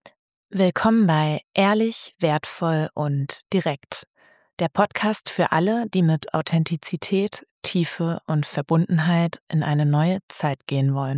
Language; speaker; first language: German; native; German